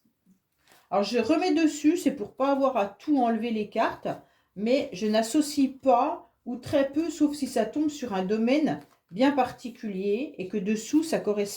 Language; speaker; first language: French; native; French